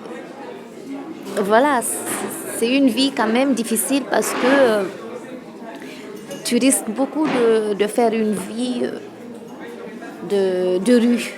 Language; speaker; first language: French; non-native, local second language; Fula